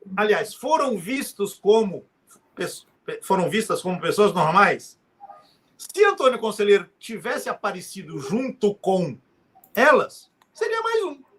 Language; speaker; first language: Portuguese; native; Portuguese